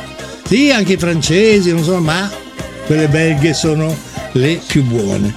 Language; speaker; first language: Italian; native; Italian